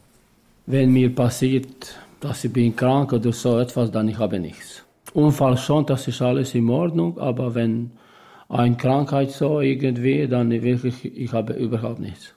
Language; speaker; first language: German; non-native, learner; Albanian